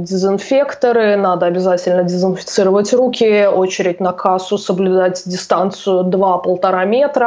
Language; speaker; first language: Russian; native; Russian